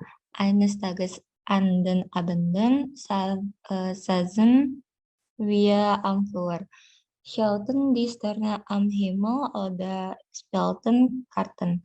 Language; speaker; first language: German; non-native, learner; Indonesian